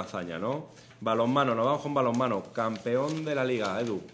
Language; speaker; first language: Spanish; native; Spanish